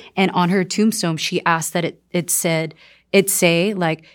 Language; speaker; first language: English; non-native, fluent; Korean